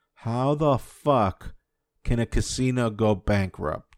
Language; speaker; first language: English; native; English